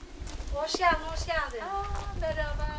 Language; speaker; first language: Turkish; native; Turkish